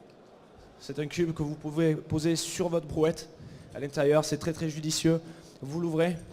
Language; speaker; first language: French; native; French